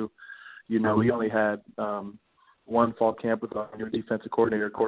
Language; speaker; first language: English; native; English